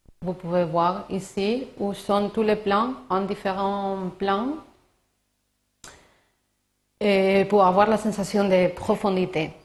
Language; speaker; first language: French; non-native, learner; Spanish